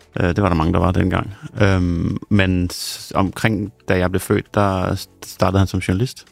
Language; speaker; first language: Danish; native; Danish